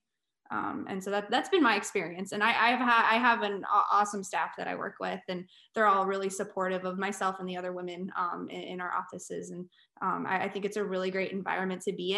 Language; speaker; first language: English; native; English